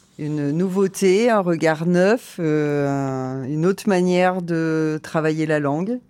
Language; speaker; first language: French; native; French